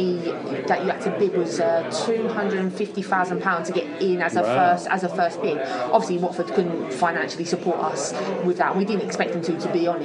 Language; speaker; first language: English; native; English